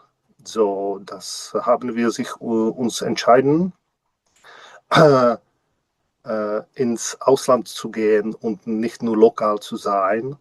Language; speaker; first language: German; non-native, learner; Czech